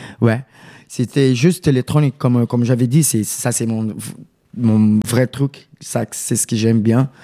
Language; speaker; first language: French; non-native, learner; Portuguese